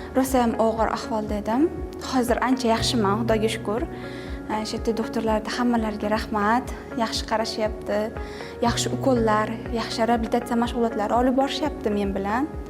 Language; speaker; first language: Uzbek; native; Uzbek